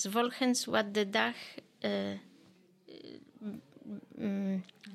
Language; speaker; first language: Dutch; non-native, fluent; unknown